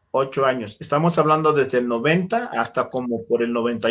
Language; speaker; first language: Spanish; native; Spanish